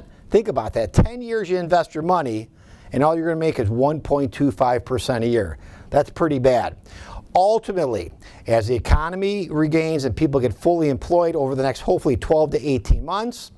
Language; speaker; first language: English; native; English